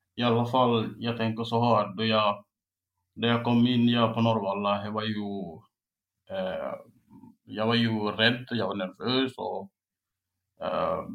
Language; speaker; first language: Swedish; non-native, fluent; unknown